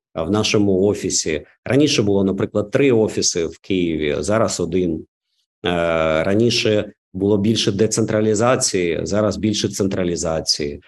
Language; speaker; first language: Ukrainian; non-native, local second language; Russian